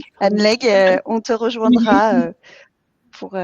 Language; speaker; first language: French; native; French